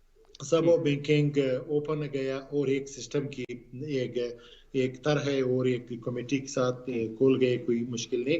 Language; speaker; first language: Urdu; non-native, learner; Pashto